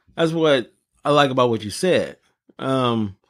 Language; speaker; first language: English; native; English